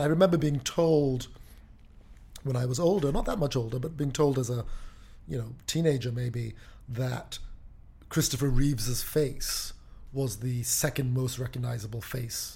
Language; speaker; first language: English; native; English